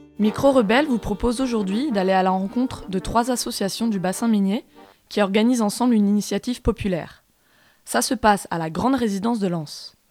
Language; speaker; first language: French; native; French